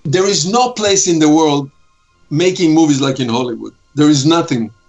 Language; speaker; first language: English; non-native, fluent; Hebrew